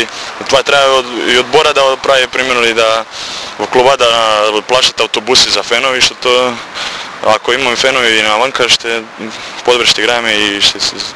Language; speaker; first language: Bulgarian; non-native, learner; Croatian